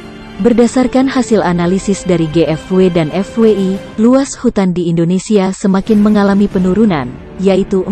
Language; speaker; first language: Indonesian; native; Indonesian